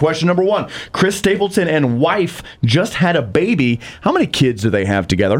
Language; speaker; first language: English; native; English